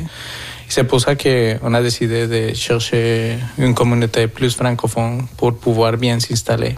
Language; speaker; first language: French; non-native, fluent; Spanish